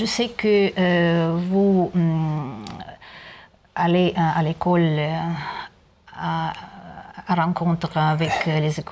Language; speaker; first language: French; non-native, learner; Russian